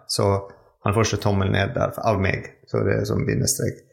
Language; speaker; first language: Norwegian; non-native, fluent; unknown